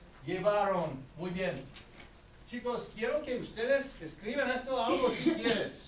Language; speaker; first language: Spanish; non-native, fluent; English